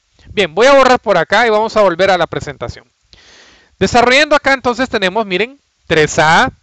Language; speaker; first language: Spanish; native; Spanish